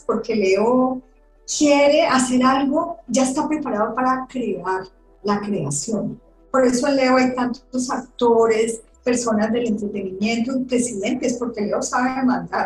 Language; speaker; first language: Spanish; native; Spanish